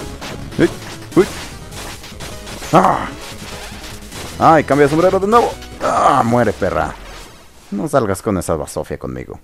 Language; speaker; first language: Spanish; native; Spanish